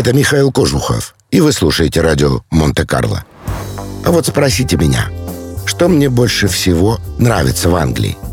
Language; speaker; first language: Russian; native; Russian